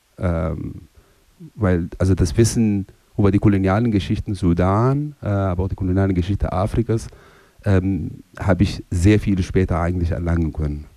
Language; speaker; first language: German; non-native, fluent; Arabic